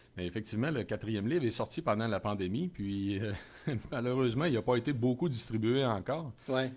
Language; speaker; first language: French; native; French